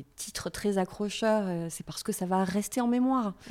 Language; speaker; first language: French; native; French